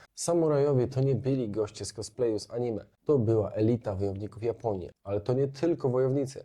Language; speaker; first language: Polish; native; Polish